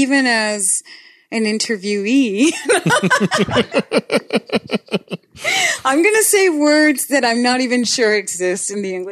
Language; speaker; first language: English; non-native, fluent; Spanish